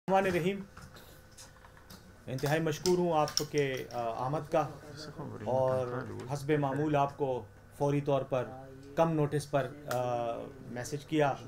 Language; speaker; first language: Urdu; non-native, local second language; Pashto